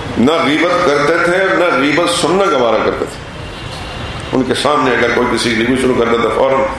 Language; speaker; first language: Urdu; native; Urdu